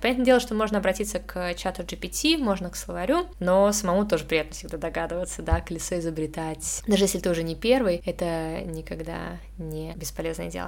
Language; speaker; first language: Russian; native; Russian